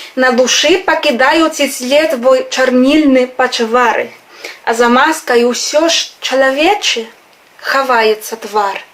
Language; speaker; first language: Belarusian; non-native, fluent; Spanish